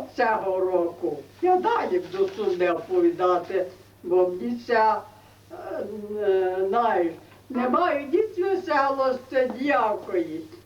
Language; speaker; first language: Ukrainian; native; Ukrainian